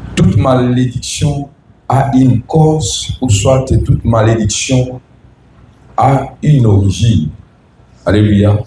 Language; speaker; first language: French; non-native, local second language; Swahili